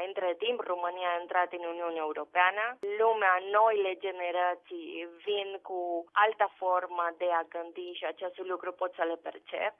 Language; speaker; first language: Romanian; non-native, fluent; Spanish